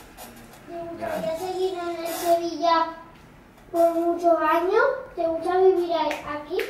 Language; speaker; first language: Spanish; native; Spanish